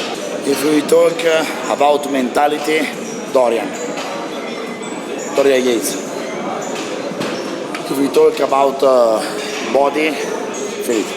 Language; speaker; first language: English; non-native, learner; Italian